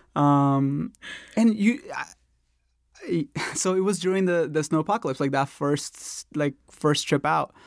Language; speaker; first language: English; non-native, local second language; Telugu